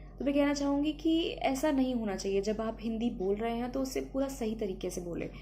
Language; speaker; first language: Hindi; native; Hindi